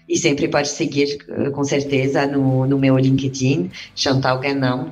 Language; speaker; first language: Portuguese; non-native, fluent; French